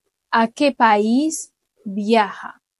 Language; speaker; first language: Spanish; non-native, fluent; Haitian Creole